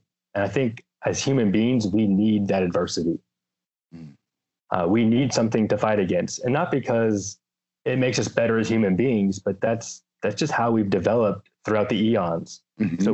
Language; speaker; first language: English; native; English